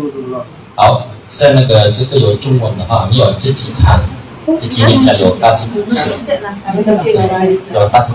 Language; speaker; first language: Chinese; non-native, learner; Indonesian